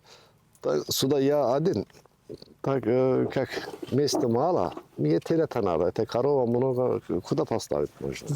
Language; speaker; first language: Russian; non-native, learner; Turkish